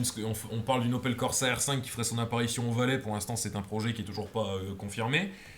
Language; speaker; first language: French; native; French